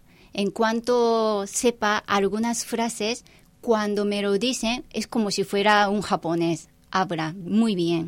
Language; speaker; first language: Spanish; non-native, fluent; Japanese